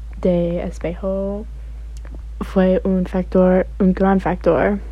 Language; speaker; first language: Spanish; non-native, learner; English